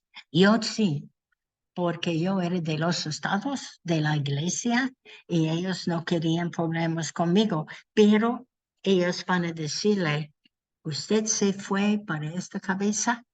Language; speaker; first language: Spanish; non-native, learner; English